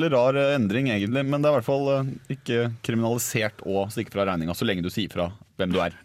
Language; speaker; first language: Norwegian; native; Norwegian